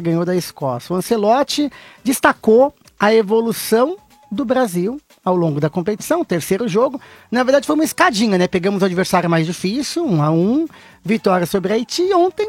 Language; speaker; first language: Portuguese; native; Portuguese